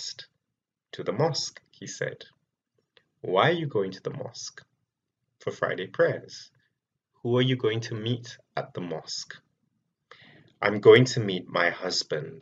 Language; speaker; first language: English; non-native, local second language; Malay